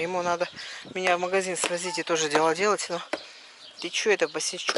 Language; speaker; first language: Russian; native; Russian